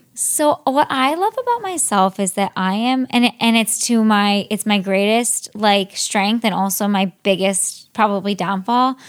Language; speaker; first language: English; native; English